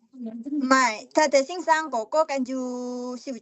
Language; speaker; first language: Cantonese; non-native, learner; Indonesian